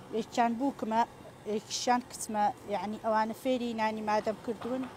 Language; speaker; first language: Central Kurdish; native; Central Kurdish